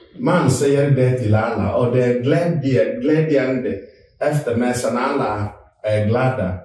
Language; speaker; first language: Swedish; non-native, fluent; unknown